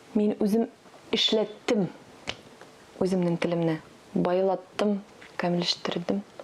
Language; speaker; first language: Tatar; non-native, local second language; Russian